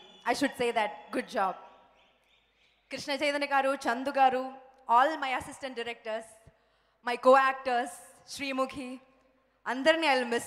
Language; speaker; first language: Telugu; non-native, local second language; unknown